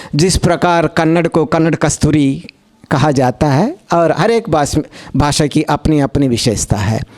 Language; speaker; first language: Hindi; non-native, local second language; Telugu